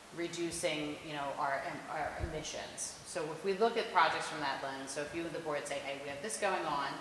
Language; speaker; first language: English; native; English